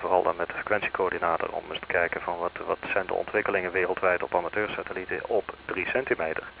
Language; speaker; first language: Dutch; native; Dutch